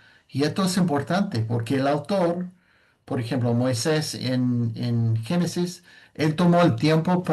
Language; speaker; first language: Spanish; non-native, fluent; English